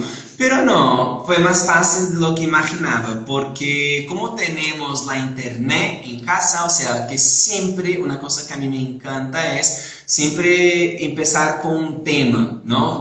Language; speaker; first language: Spanish; non-native, fluent; Portuguese